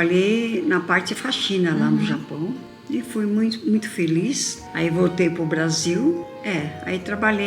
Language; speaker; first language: Portuguese; non-native, local second language; Japanese